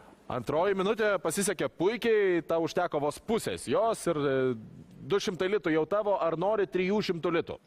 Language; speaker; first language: Lithuanian; native; Lithuanian